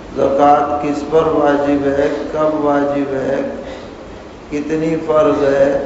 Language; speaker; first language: Urdu; native; Urdu